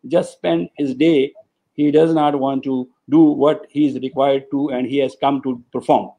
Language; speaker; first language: Urdu; non-native, local second language; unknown